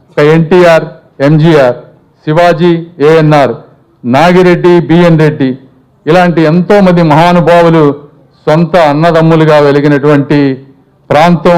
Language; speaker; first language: Telugu; native; Telugu